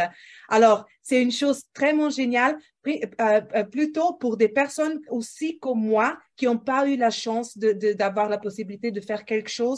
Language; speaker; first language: French; non-native, fluent; Portuguese